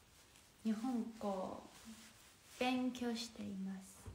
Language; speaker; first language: Japanese; non-native, learner; Chinese